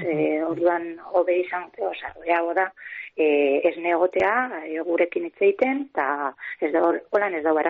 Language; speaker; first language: Basque; native; Basque